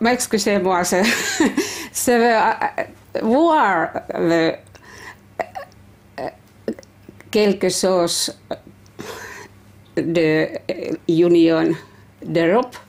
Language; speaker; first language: French; non-native, learner; Finnish